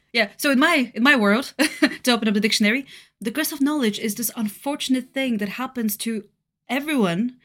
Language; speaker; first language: English; non-native, fluent; Bulgarian